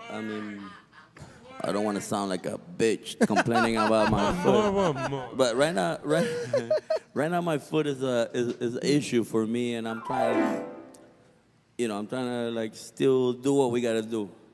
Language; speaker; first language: English; early bilingual, other home language; Spanish